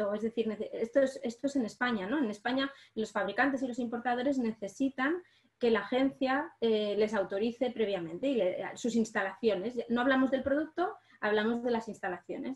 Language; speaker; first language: Spanish; native; Spanish